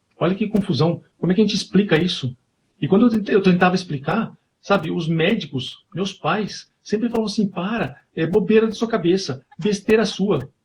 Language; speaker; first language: Portuguese; native; Portuguese